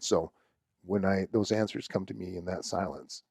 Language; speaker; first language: English; native; English